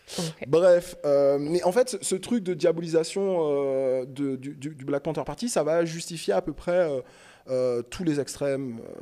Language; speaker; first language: French; native; French